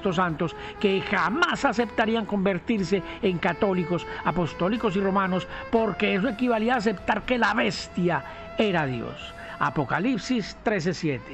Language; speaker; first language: Spanish; native; Spanish